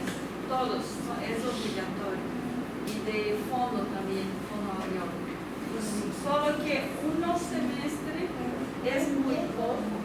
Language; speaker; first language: Spanish; non-native, fluent; Portuguese